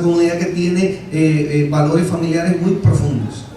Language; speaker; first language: Spanish; native; Spanish